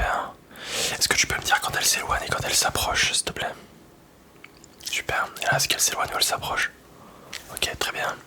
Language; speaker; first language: French; native; French